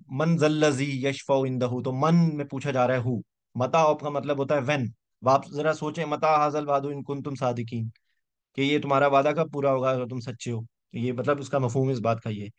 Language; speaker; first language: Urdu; native; Urdu